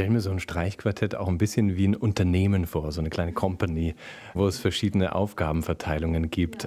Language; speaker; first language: German; native; German